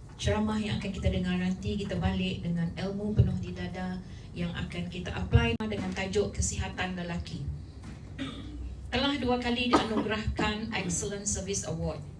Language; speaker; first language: Malay; non-native, local second language; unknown